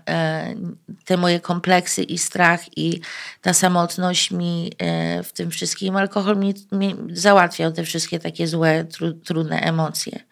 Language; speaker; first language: Polish; early bilingual, heritage; Polish